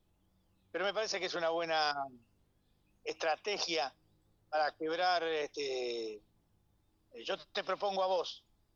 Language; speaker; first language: Spanish; native; Spanish